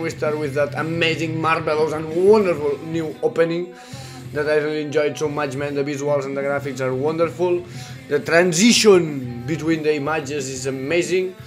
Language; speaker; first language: English; non-native, fluent; Spanish